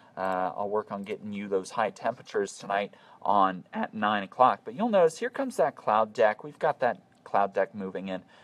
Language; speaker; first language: English; native; English